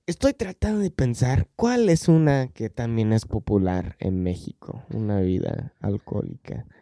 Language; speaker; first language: Spanish; non-native, fluent; English